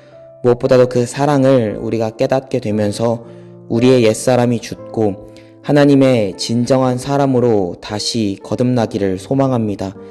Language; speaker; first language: Korean; native; Korean